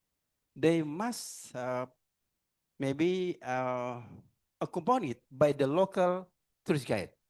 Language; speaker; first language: English; non-native, learner; Indonesian